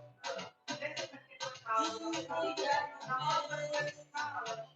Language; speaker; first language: Italian; native; Italian